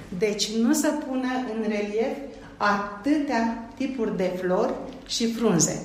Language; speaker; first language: Romanian; non-native, local second language; Turkish